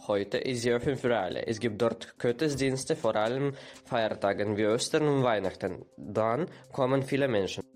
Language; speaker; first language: German; non-native, learner; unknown